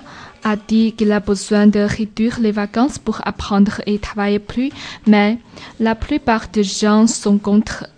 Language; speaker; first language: French; non-native, learner; Chinese